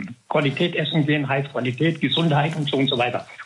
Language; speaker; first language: German; non-native, fluent; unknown